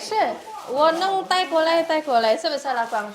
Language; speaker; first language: Chinese; non-native, learner; Indonesian